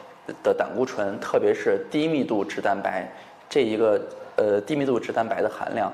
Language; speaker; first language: Chinese; native; Chinese